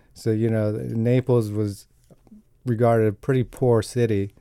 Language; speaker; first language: English; non-native, fluent; Italian